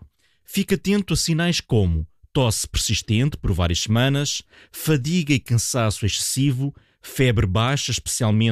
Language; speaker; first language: Portuguese; native; Portuguese